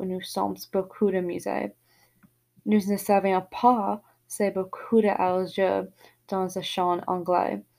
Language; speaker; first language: French; non-native, learner; English